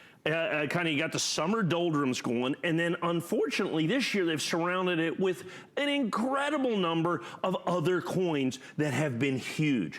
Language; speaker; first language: English; native; English